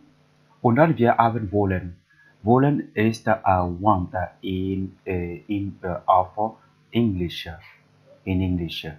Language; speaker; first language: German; non-native, learner; English